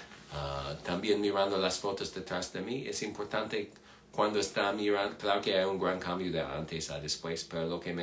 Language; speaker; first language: Spanish; non-native, fluent; English